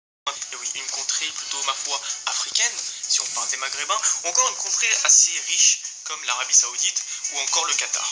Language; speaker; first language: French; native; French